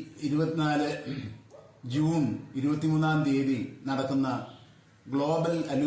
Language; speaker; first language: Malayalam; native; Malayalam